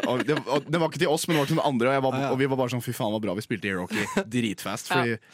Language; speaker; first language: Norwegian; non-native, fluent; English